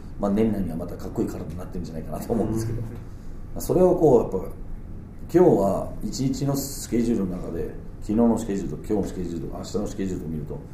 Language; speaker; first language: Japanese; non-native, fluent; Danish